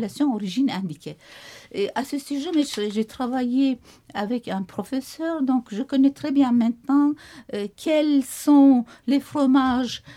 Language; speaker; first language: French; non-native, fluent; Turkish